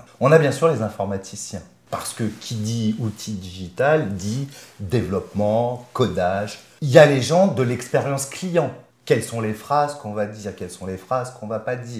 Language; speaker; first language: French; native; French